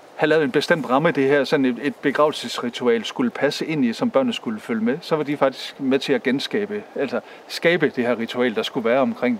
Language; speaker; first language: Danish; native; Danish